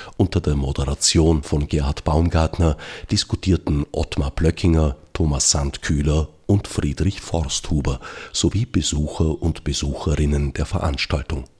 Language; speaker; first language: German; native; German